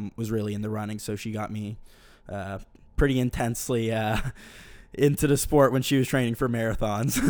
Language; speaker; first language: English; native; English